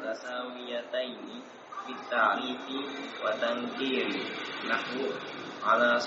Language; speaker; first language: Arabic; non-native, learner; Indonesian